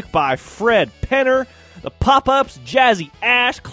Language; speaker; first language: English; native; English